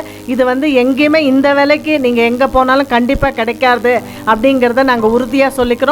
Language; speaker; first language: Tamil; native; Tamil